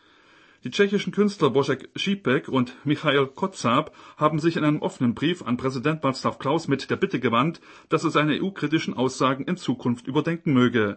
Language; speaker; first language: German; native; German